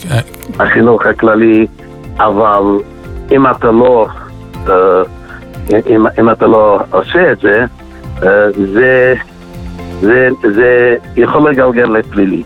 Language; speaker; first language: Hebrew; non-native, fluent; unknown